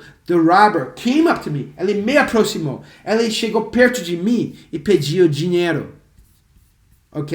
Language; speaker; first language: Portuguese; non-native, fluent; English